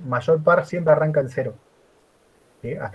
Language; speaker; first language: Spanish; native; Spanish